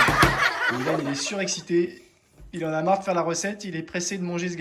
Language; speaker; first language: French; native; French